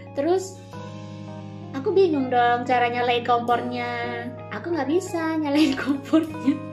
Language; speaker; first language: Indonesian; native; Indonesian